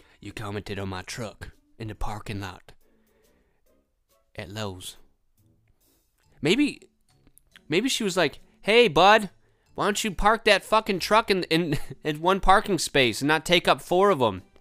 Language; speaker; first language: English; native; English